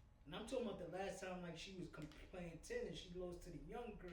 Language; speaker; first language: English; native; English